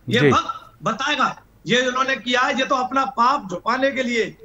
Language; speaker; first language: Hindi; native; Hindi